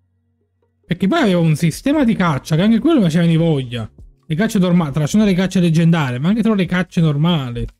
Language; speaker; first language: Italian; native; Italian